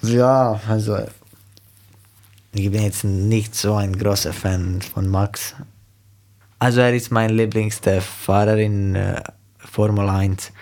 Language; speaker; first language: German; non-native, fluent; Slovenian